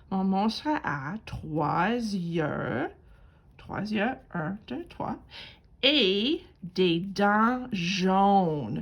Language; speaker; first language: French; non-native, fluent; English